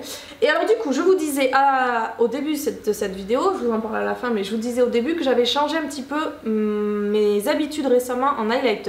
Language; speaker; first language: French; native; French